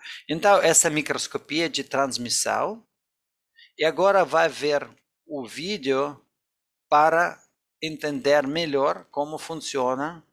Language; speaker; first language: Portuguese; non-native, fluent; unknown